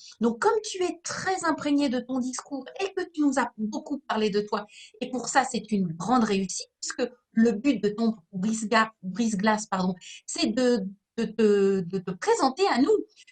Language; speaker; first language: French; native; French